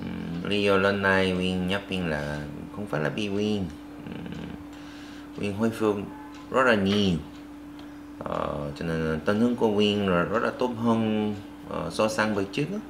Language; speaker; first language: Vietnamese; non-native, learner; Korean